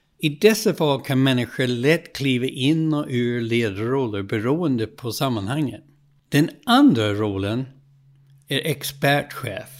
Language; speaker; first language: Swedish; non-native, fluent; English